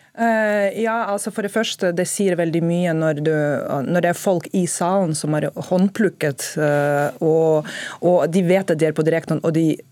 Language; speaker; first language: Norwegian; non-native, fluent; Russian